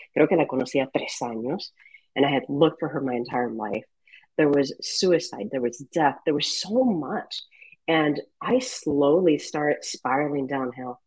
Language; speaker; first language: English; early bilingual, other home language; Spanish